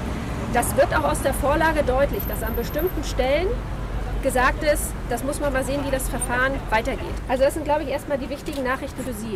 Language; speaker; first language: German; native; German